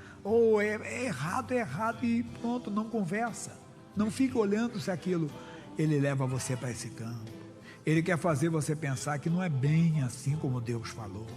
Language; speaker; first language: Portuguese; native; Portuguese